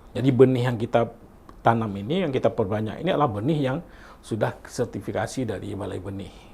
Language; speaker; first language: Indonesian; non-native, local second language; Achinese